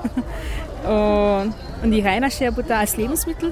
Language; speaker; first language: German; non-native, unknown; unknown